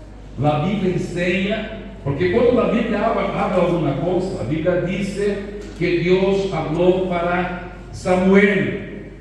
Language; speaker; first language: Spanish; non-native, fluent; Portuguese